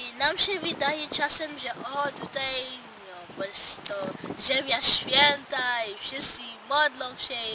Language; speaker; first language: Polish; non-native, fluent; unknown